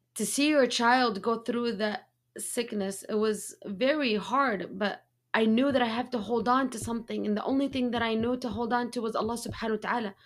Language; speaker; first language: English; early bilingual, other home language; Arabic